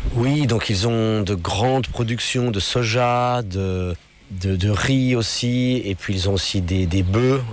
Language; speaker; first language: French; non-native, local second language; English